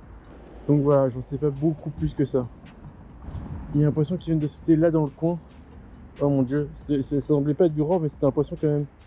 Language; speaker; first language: French; native; French